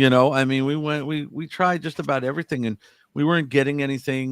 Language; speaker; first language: English; native; English